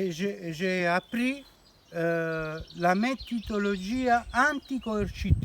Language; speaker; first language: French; non-native, learner; Italian